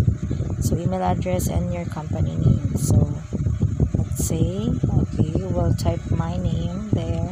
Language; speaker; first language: English; non-native, local second language; Filipino